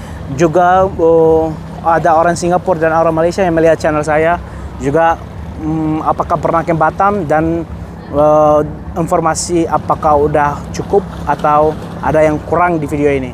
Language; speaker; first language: Indonesian; non-native, fluent; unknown